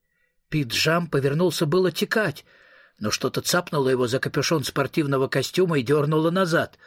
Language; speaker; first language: Russian; native; Russian